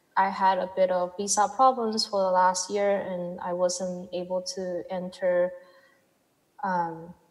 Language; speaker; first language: English; non-native, fluent; Chinese